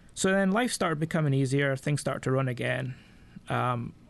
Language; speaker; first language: English; native; English